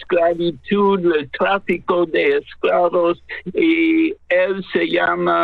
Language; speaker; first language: Spanish; non-native, fluent; English